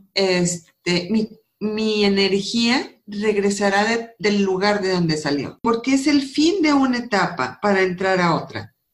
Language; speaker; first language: Spanish; native; Spanish